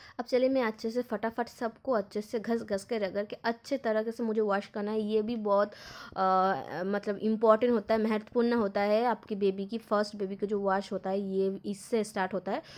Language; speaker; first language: Hindi; non-native, local second language; Bangla